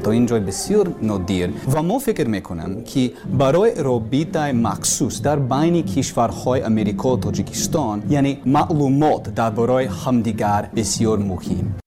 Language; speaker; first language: Persian; non-native, learner; English